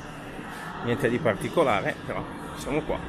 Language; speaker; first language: Italian; native; Italian